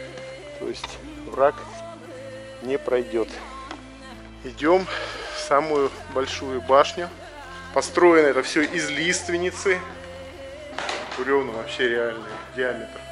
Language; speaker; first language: Russian; native; Russian